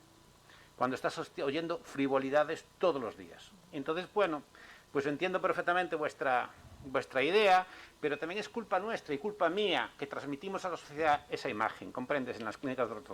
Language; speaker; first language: Spanish; native; Spanish